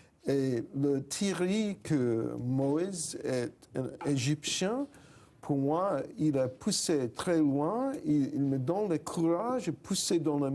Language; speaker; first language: French; non-native, fluent; English